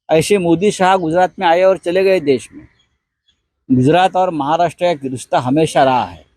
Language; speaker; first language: Hindi; non-native, local second language; Marathi